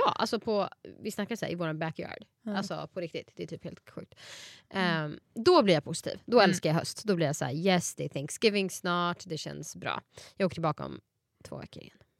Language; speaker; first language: Swedish; native; Swedish